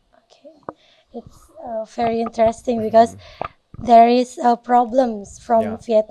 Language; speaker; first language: English; non-native, learner; Indonesian